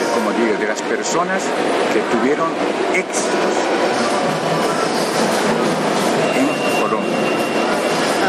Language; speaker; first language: Spanish; non-native, fluent; Japanese